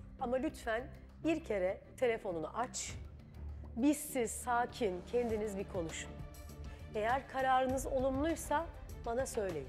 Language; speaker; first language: Turkish; native; Turkish